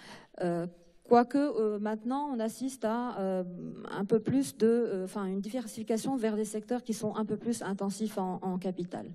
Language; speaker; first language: French; non-native, local second language; Arabic